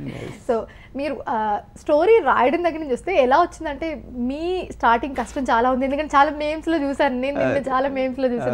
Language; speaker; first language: Telugu; native; Telugu